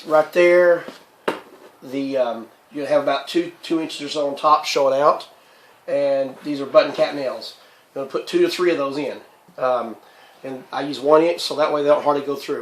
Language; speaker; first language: English; native; English